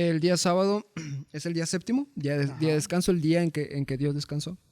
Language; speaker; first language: Spanish; native; Spanish